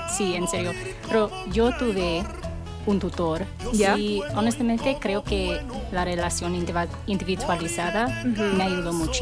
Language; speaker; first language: Spanish; non-native, fluent; English